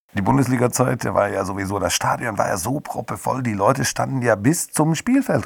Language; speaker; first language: German; native; German